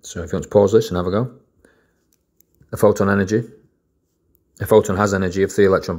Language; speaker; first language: English; native; English